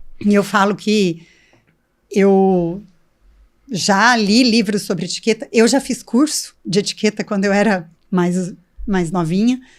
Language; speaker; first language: Portuguese; native; Portuguese